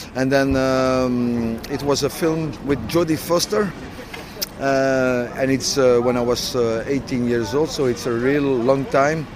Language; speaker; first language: English; non-native, learner; French